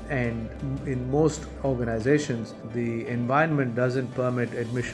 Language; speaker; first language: English; non-native, local second language; Tamil